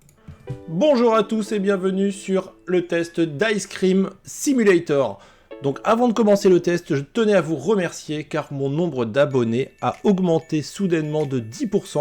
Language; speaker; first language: French; native; French